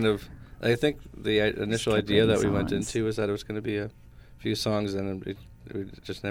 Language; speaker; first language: English; native; English